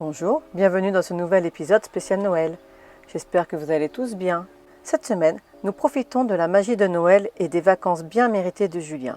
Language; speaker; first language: French; native; French